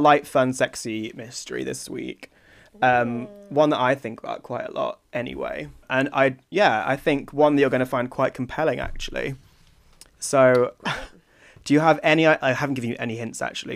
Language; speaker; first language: English; native; English